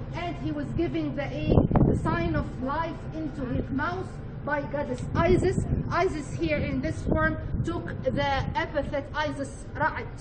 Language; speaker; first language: English; non-native, fluent; Arabic